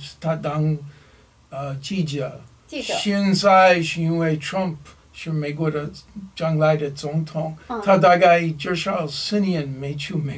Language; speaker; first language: Chinese; non-native, learner; English